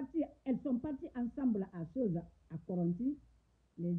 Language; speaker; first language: French; non-native, local second language; Susu